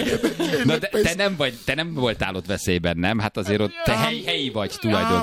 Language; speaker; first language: Hungarian; native; Hungarian